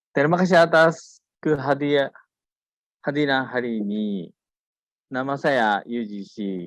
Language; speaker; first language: Indonesian; non-native, learner; Japanese